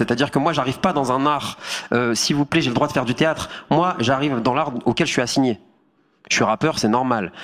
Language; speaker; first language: French; native; French